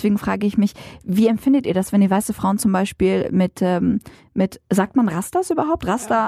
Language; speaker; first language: German; early bilingual, other home language; Arabic